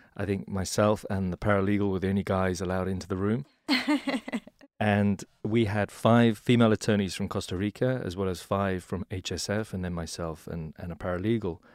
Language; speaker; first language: English; native; English